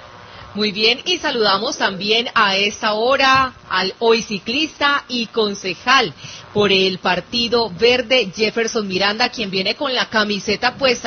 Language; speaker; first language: Spanish; native; Spanish